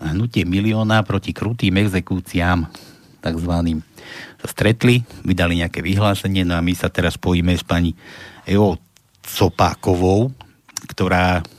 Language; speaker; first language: Slovak; native; Slovak